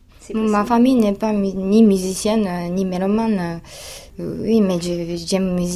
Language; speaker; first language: French; non-native, fluent; Japanese